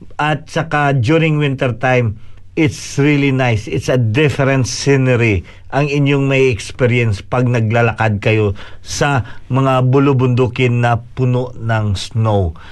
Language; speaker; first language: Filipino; non-native, local second language; Cebuano